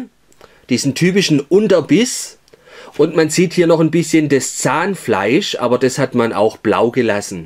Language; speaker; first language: German; native; German